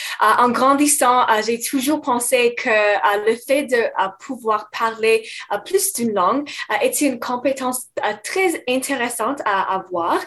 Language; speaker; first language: French; non-native, fluent; English